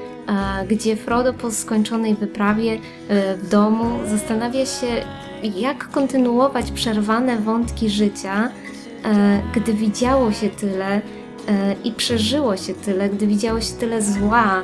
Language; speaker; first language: Polish; native; Polish